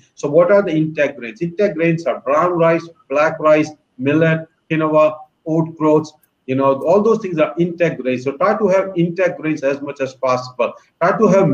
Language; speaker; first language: English; non-native, local second language; Gujarati